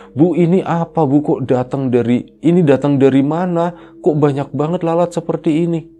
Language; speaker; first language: Indonesian; native; Indonesian